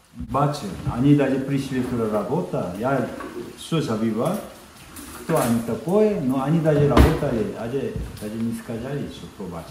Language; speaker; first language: Ukrainian; non-native, learner; Korean